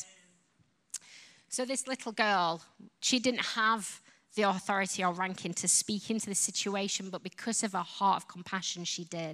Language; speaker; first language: English; native; English